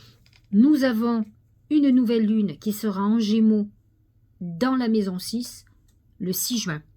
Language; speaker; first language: French; native; French